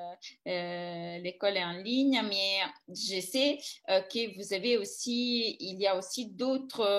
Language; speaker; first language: French; non-native, fluent; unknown